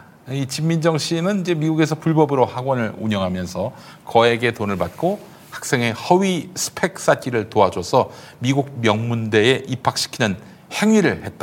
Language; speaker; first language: Korean; native; Korean